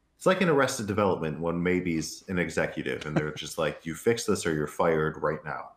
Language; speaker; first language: English; native; English